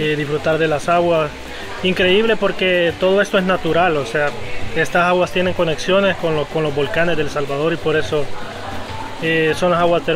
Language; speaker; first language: Spanish; native; Spanish